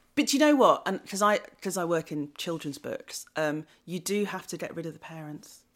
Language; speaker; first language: English; native; English